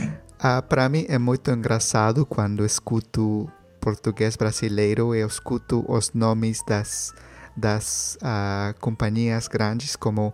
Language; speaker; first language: Portuguese; non-native, learner; Spanish